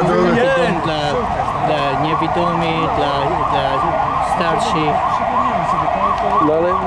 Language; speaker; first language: Polish; non-native, learner; Hungarian